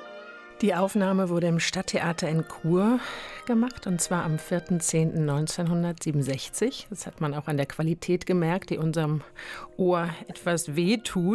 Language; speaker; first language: German; native; German